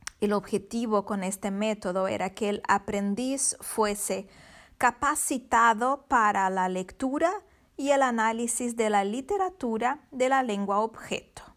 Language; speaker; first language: Spanish; non-native, fluent; Portuguese